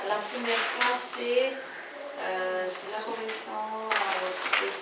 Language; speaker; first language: French; non-native, local second language; Malagasy